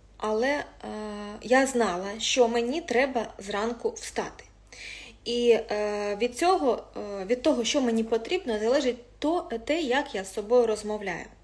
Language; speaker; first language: Ukrainian; non-native, local second language; Russian